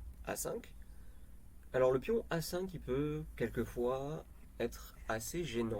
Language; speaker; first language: French; native; French